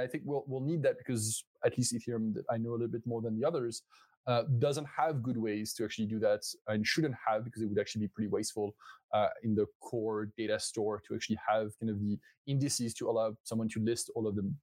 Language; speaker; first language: English; non-native, fluent; French